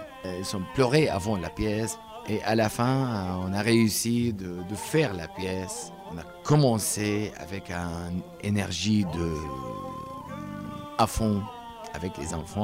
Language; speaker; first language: French; non-native, learner; Arabic